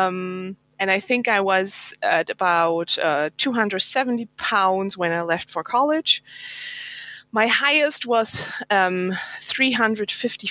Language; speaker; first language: English; non-native, fluent; German